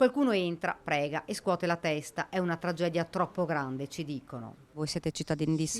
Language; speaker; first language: Italian; native; Italian